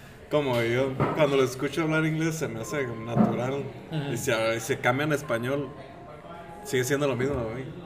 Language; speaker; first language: Spanish; native; Spanish